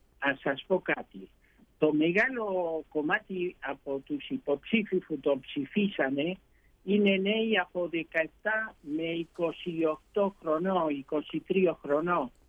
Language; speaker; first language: Greek; early bilingual, heritage; Greek